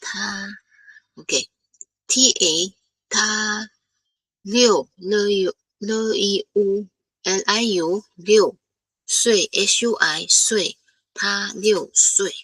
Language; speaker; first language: Chinese; non-native, fluent; Filipino